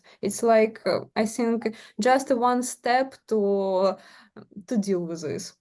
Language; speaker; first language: English; non-native, learner; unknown